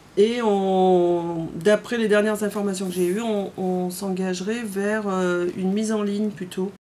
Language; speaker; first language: French; native; French